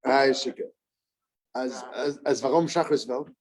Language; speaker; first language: Dutch; non-native, learner; English